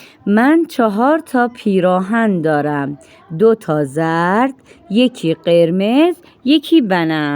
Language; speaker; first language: Persian; non-native, fluent; Urdu